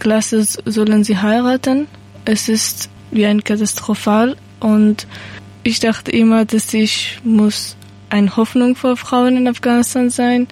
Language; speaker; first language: German; non-native, learner; Persian